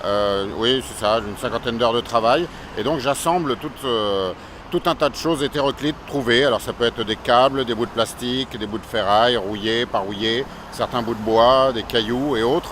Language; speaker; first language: French; native; French